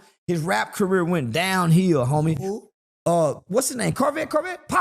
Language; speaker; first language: English; native; English